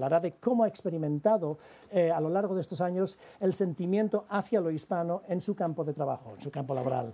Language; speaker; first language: Spanish; native; Spanish